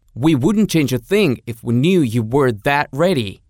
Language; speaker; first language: English; non-native, fluent; Russian